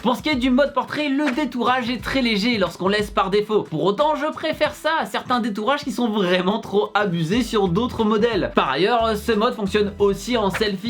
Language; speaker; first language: French; native; French